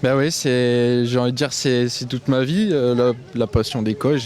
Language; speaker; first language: French; native; French